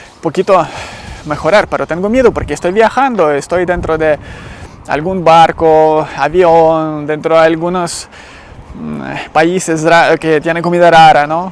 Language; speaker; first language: Spanish; non-native, learner; Ukrainian